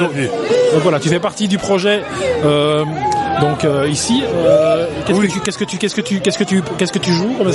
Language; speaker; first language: French; native; French